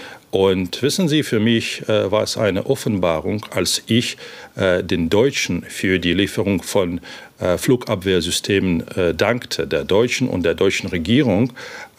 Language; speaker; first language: German; non-native, fluent; Ukrainian